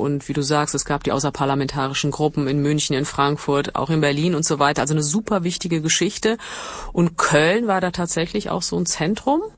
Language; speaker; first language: German; early bilingual, other home language; Italian